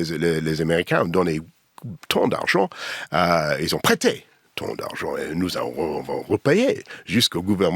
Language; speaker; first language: French; non-native, learner; English